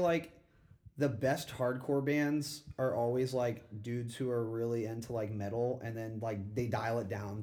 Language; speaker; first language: English; native; English